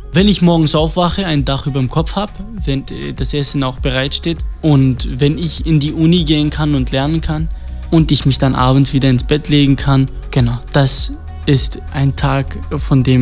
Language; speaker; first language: German; non-native, fluent; Kurdish